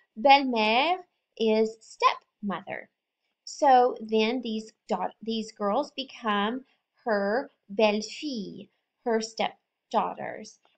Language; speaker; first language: English; native; English